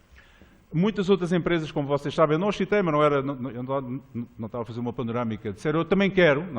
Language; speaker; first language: Portuguese; native; Portuguese